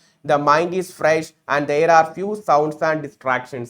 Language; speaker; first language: English; non-native, local second language; Malayalam